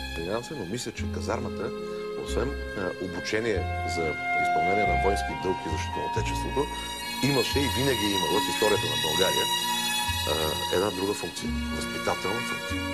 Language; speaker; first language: Bulgarian; native; Bulgarian